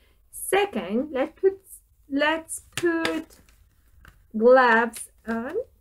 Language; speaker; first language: English; non-native, fluent; Polish